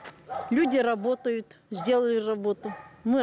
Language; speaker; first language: Russian; non-native, local second language; Gagauz